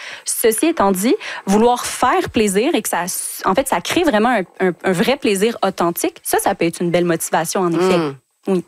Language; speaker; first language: French; native; French